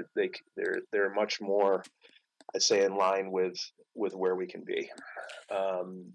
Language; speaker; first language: English; native; English